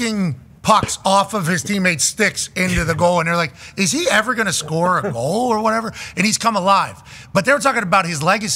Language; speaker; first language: English; native; English